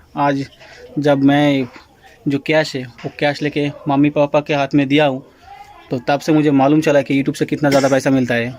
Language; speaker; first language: Hindi; non-native, local second language; Bangla